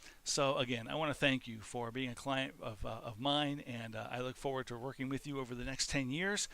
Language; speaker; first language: English; native; English